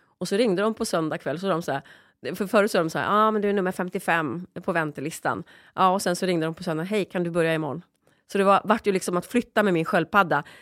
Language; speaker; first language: Swedish; early bilingual, other home language; Polish